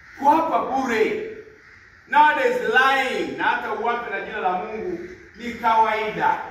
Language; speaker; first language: Swahili; native; Swahili